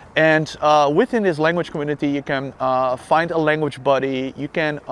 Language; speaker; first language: English; non-native, fluent; Dutch